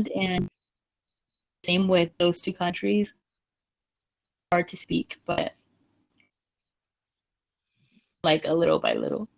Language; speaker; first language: English; non-native, fluent; Spanish